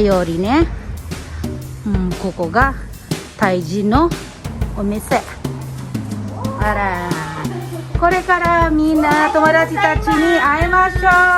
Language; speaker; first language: Japanese; non-native, learner; Filipino